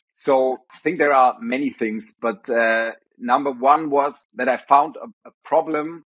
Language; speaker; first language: English; non-native, fluent; German